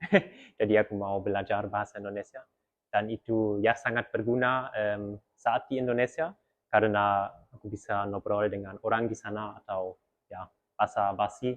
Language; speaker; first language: Indonesian; early bilingual, heritage; German